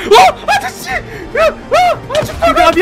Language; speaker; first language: Korean; native; Korean